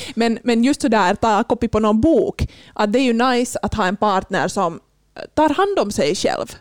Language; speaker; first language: Swedish; native; Swedish